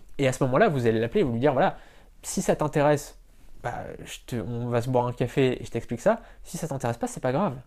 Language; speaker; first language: French; native; French